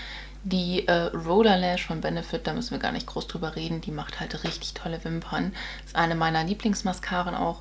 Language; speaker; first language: German; native; German